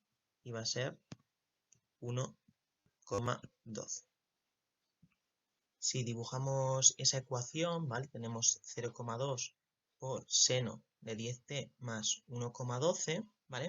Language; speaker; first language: Spanish; native; Spanish